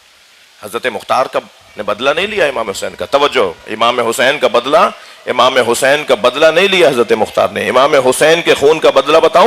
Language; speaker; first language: Urdu; native; Urdu